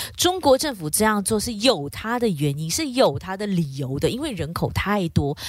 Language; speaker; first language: Chinese; native; Chinese